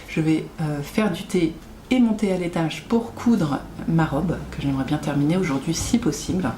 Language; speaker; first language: French; native; French